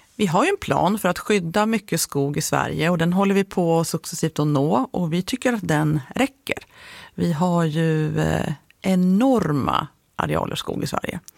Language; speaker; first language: Swedish; native; Swedish